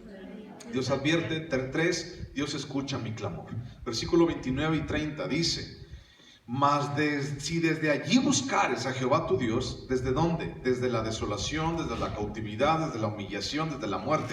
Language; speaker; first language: Spanish; native; Spanish